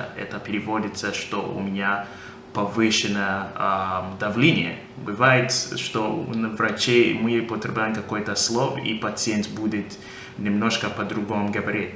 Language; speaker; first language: Russian; non-native, fluent; English